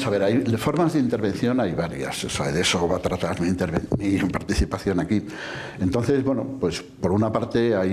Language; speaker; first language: Spanish; native; Spanish